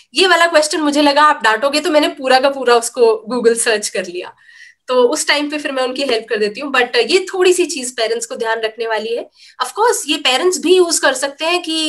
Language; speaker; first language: Hindi; native; Hindi